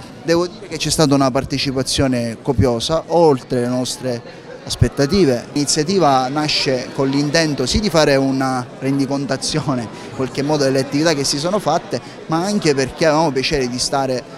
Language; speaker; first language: Italian; native; Italian